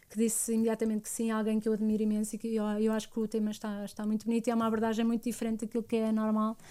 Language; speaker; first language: Portuguese; native; Portuguese